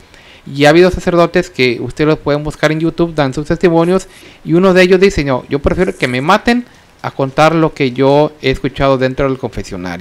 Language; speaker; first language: Spanish; native; Spanish